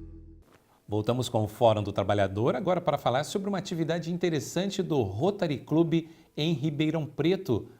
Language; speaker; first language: Portuguese; native; Portuguese